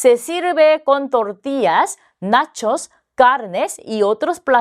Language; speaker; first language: Spanish; non-native, fluent; Korean